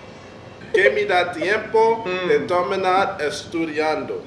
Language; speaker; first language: Spanish; non-native, learner; English